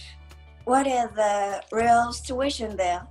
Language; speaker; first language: English; non-native, learner; Japanese